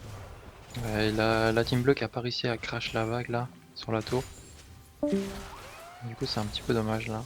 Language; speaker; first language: French; native; French